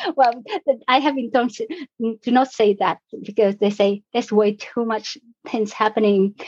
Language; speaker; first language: English; non-native, fluent; Vietnamese